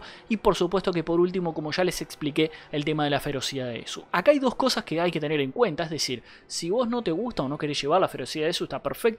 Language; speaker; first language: Spanish; native; Spanish